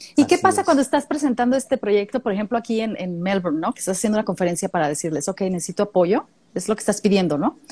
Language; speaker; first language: Spanish; native; Spanish